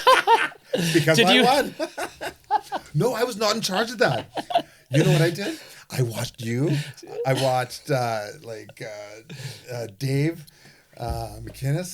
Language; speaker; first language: English; native; English